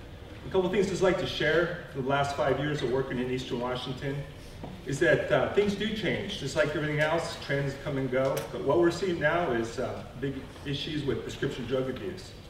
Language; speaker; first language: English; native; English